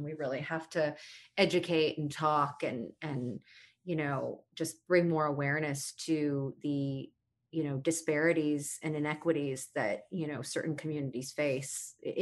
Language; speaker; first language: English; native; English